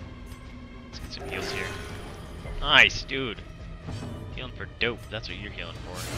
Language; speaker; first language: English; native; English